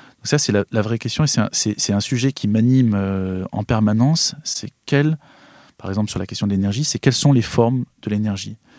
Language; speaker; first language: French; native; French